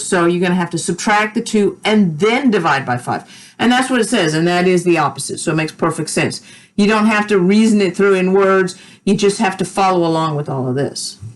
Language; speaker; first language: English; native; English